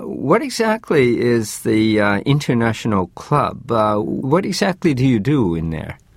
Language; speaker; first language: English; non-native, fluent; Japanese